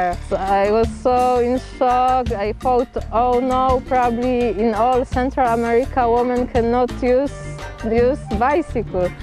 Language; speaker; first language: English; non-native, learner; Polish